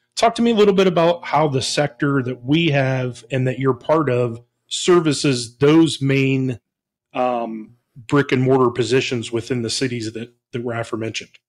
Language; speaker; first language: English; native; English